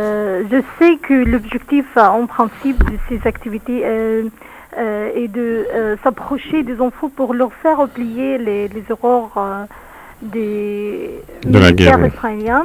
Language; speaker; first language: French; non-native, learner; Arabic